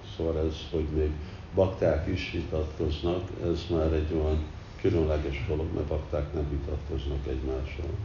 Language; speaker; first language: Hungarian; early bilingual, heritage; Hungarian